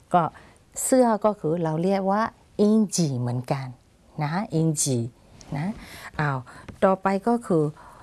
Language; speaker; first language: Thai; non-native, fluent; Burmese